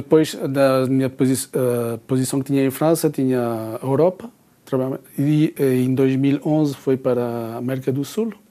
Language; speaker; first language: Portuguese; early bilingual, heritage; Portuguese